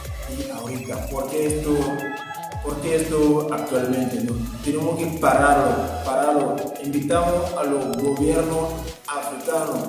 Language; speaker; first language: Spanish; non-native, learner; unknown